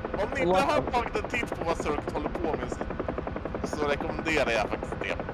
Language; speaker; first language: Swedish; native; Swedish